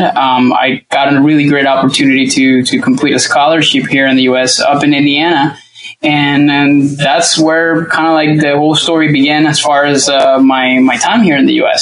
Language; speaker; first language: English; non-native, fluent; Spanish